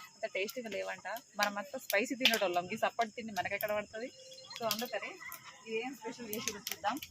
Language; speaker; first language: Telugu; non-native, local second language; Lambadi